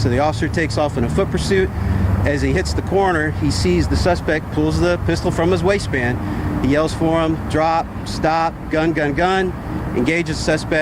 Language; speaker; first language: English; native; English